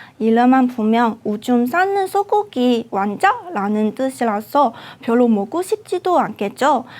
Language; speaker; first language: Korean; non-native, fluent; Chinese